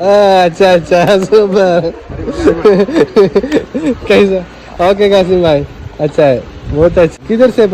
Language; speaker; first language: Hindi; non-native, local second language; Malayalam